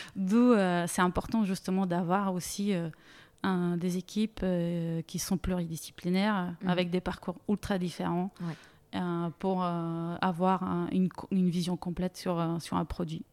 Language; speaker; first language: French; non-native, fluent; Bulgarian